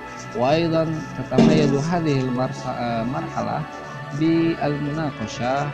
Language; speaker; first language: Arabic; non-native, fluent; Indonesian